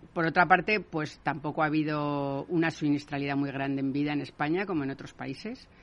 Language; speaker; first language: Spanish; native; Spanish